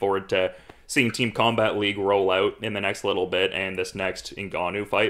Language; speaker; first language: English; native; English